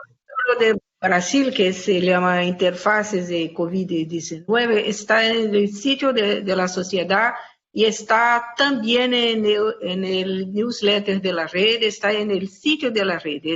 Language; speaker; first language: Spanish; non-native, fluent; Portuguese